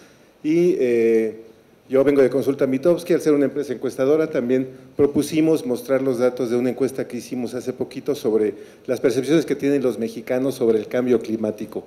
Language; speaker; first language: Spanish; native; Spanish